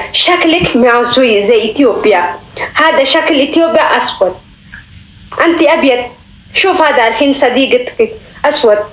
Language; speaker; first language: Arabic; native; Arabic